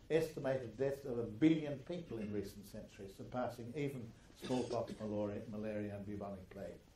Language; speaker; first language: English; early bilingual, other home language; German